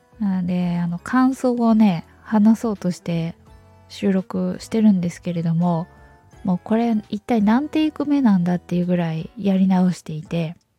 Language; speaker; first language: Japanese; native; Japanese